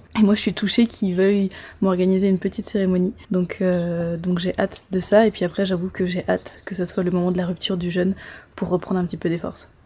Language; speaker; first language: French; native; French